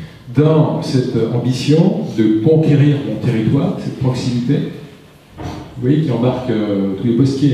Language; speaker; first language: French; native; French